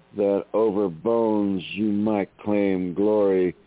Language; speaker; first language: English; native; English